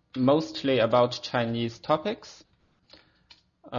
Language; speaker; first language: English; non-native, fluent; Chinese